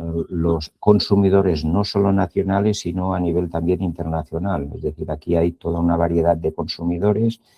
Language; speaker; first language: Spanish; native; Spanish